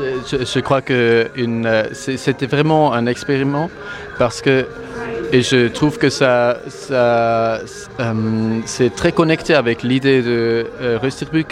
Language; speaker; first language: French; non-native, local second language; German